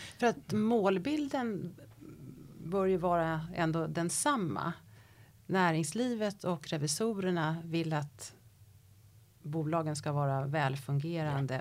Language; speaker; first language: Swedish; native; Swedish